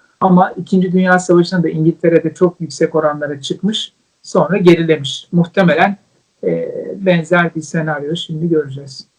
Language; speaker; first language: Turkish; native; Turkish